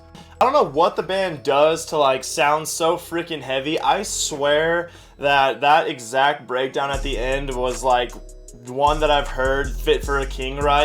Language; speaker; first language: English; native; English